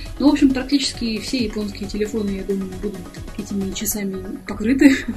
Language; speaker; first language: Russian; native; Russian